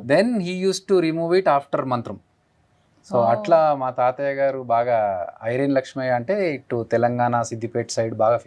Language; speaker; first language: Telugu; native; Telugu